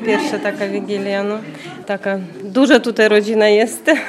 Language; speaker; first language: Polish; non-native, learner; Russian